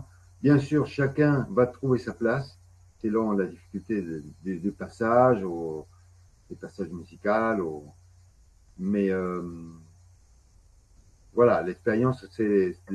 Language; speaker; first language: French; non-native, fluent; Spanish